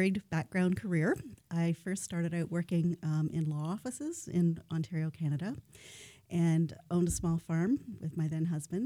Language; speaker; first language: English; native; English